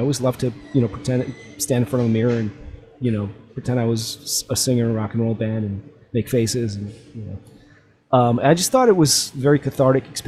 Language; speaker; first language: English; early bilingual, other home language; Russian